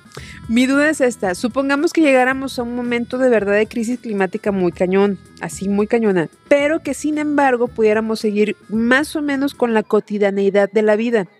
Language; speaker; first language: Spanish; native; Spanish